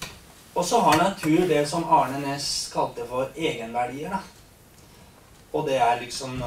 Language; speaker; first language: Norwegian; non-native, fluent; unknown